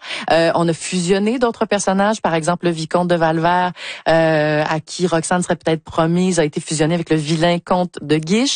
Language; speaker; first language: French; native; French